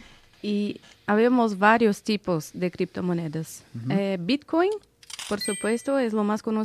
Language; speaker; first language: Spanish; non-native, fluent; Portuguese